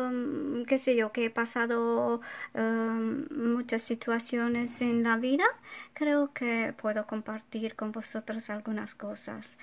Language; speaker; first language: Spanish; non-native, fluent; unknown